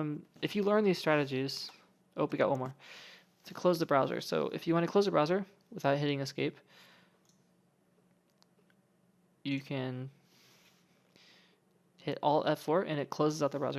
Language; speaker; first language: English; native; English